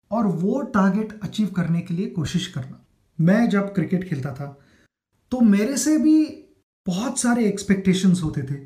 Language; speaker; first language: Hindi; non-native, local second language; Marathi